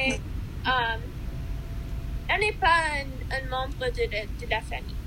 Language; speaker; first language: French; non-native, learner; English